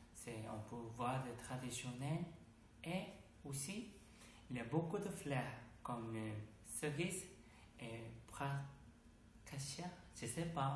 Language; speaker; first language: French; non-native, learner; Korean